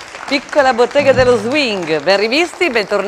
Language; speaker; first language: Italian; native; Italian